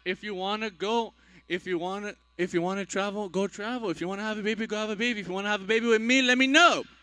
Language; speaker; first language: English; early bilingual, other home language; Spanish